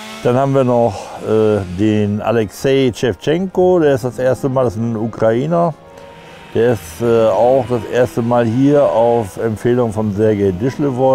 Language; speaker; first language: German; native; German